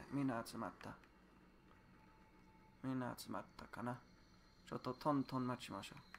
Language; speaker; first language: Japanese; non-native, learner; English